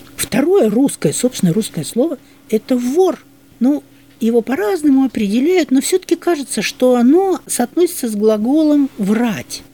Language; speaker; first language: Russian; native; Russian